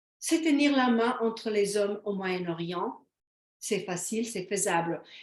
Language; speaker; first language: French; non-native, fluent; Slovenian